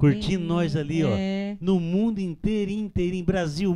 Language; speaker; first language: Portuguese; native; Portuguese